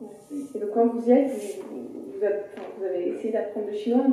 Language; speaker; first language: French; native; French